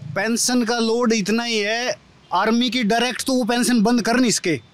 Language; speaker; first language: Hindi; native; Hindi